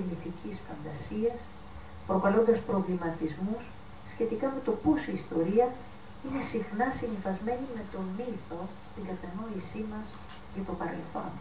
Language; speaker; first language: Greek; native; Greek